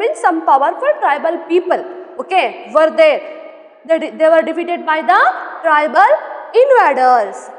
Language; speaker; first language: English; non-native, local second language; Kannada